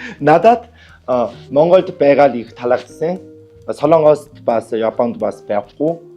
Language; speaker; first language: Mongolian; non-native, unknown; Korean